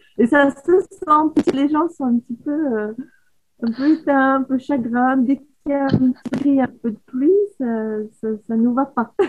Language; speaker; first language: French; native; French